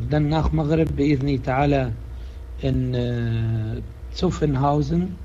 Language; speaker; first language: German; non-native, fluent; Arabic